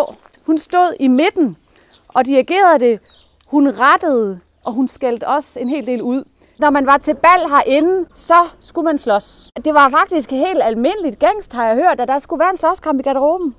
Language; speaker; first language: Danish; native; Danish